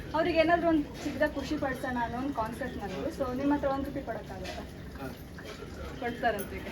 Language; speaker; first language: Kannada; native; Kannada